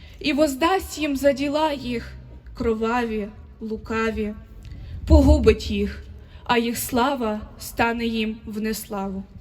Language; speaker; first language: Ukrainian; native; Ukrainian